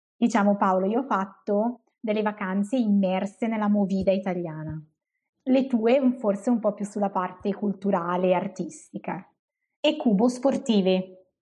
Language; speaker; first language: Italian; native; Italian